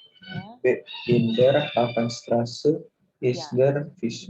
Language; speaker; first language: German; non-native, learner; Indonesian